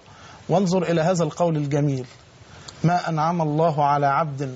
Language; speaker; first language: Arabic; native; Arabic